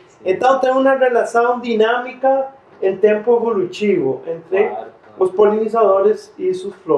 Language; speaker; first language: Spanish; non-native, fluent; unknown